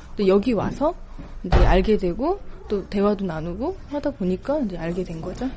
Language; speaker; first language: Korean; native; Korean